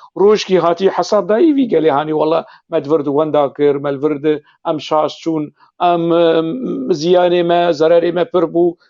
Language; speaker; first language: Kurdish; native; Kurdish